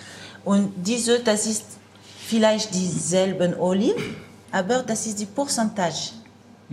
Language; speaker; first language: German; non-native, learner; French